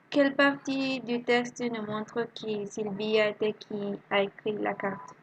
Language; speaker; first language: French; non-native, learner; Spanish